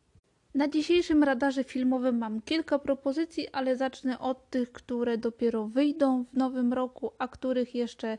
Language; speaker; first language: Polish; native; Polish